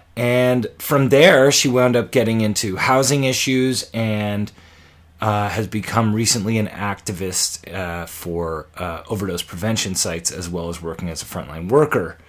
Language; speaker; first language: English; native; English